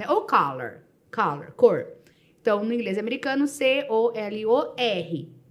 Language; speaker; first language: Portuguese; native; Portuguese